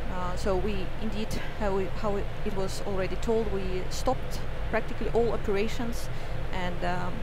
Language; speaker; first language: English; non-native, fluent; Estonian